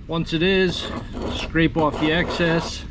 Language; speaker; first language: English; native; English